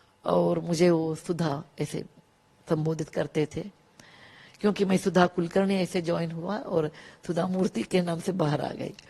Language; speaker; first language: Hindi; non-native, local second language; Kannada